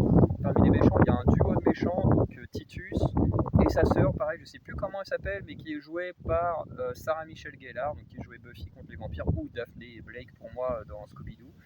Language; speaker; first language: French; native; French